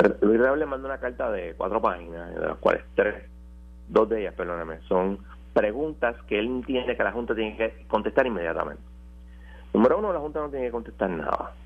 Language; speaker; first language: Spanish; native; Spanish